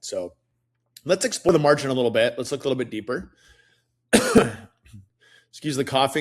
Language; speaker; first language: English; native; English